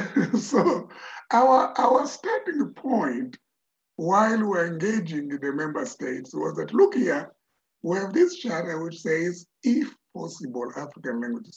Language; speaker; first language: English; non-native, fluent; Tsonga